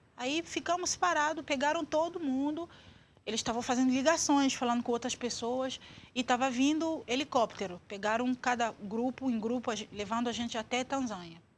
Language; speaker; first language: Portuguese; non-native, fluent; Swahili